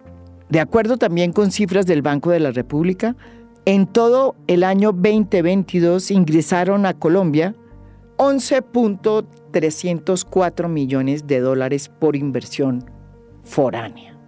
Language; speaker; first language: Spanish; native; Spanish